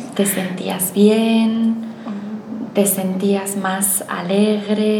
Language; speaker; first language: Spanish; native; Spanish